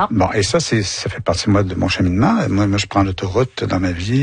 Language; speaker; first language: French; native; French